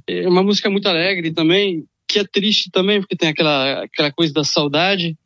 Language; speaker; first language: Portuguese; early bilingual, other home language; French